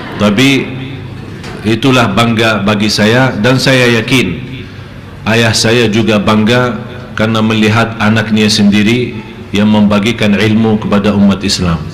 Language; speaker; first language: Malay; non-native, fluent; Arabic